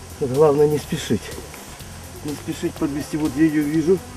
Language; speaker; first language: Russian; native; Russian